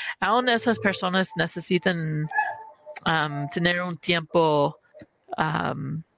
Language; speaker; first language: Spanish; early bilingual, heritage; Spanish